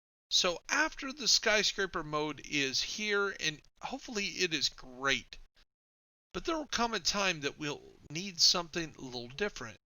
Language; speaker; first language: English; native; English